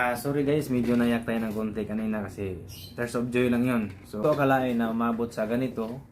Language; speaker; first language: Filipino; non-native, local second language; Cebuano